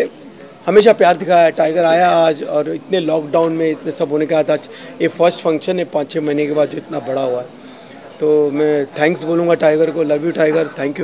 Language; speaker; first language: Hindi; native; Hindi